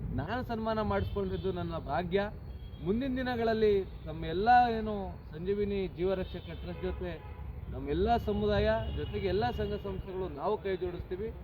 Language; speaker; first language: Kannada; non-native, local second language; Lambadi